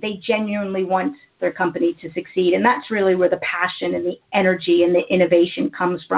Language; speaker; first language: English; native; English